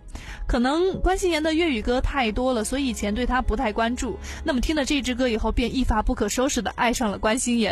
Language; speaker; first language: Chinese; native; Chinese